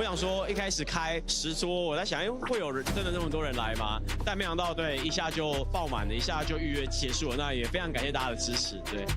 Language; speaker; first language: Chinese; native; Chinese